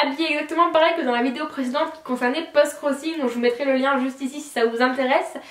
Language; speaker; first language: French; native; French